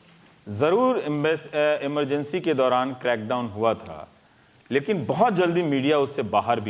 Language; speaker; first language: Hindi; native; Hindi